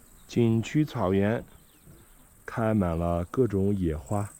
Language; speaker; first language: Chinese; native; Chinese